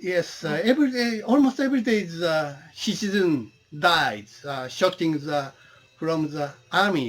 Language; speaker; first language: English; non-native, learner; Japanese